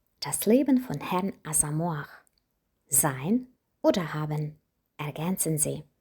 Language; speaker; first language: German; non-native, fluent; Ukrainian